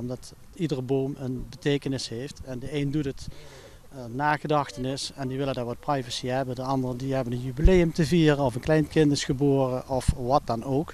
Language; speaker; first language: Dutch; native; Dutch